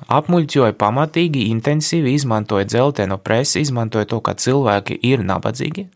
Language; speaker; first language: Latvian; non-native, local second language; Russian